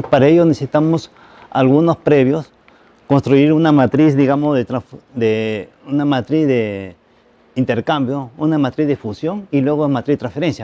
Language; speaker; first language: Spanish; native; Spanish